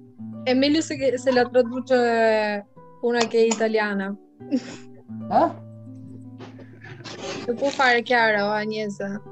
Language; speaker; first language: Italian; non-native, fluent; Albanian